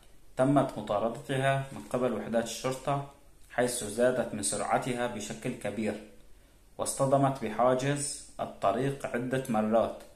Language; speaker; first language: Arabic; native; Arabic